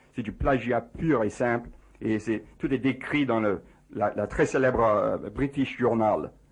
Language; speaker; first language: French; non-native, fluent; English